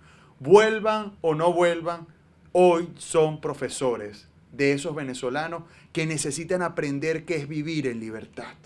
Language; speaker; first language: Spanish; native; Spanish